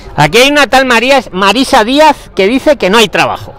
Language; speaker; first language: Spanish; non-native, fluent; Arabic